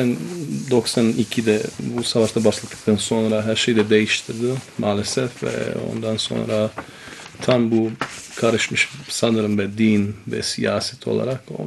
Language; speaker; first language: Turkish; non-native, learner; Bosnian